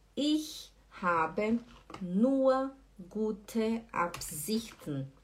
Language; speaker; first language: German; non-native, fluent; Portuguese